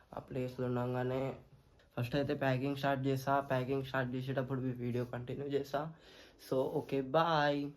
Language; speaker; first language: Telugu; non-native, local second language; Marathi